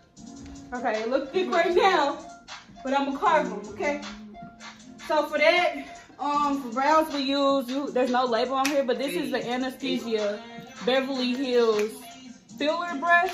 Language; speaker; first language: English; native; English